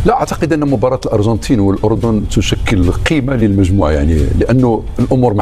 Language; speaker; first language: Arabic; native; Arabic